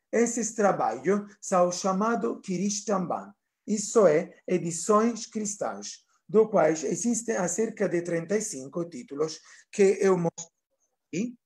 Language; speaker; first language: Portuguese; non-native, fluent; Italian